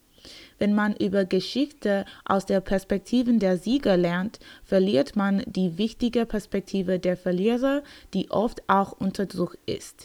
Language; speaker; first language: German; non-native, learner; English